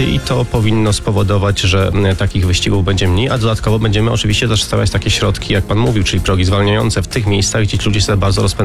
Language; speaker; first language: Polish; native; Polish